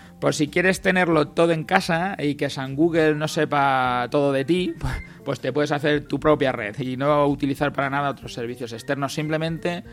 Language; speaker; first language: Spanish; native; Spanish